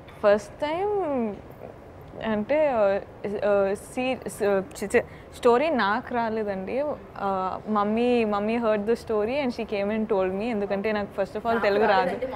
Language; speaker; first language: Telugu; non-native, local second language; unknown